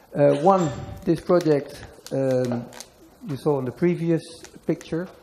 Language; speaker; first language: English; non-native, fluent; Dutch